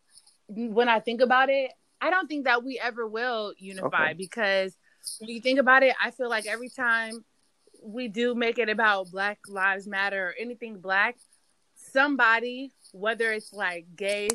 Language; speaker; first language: English; native; English